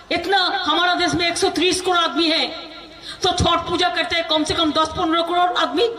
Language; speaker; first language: Hindi; non-native, local second language; Bangla